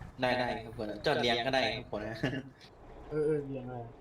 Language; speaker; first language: Thai; native; Thai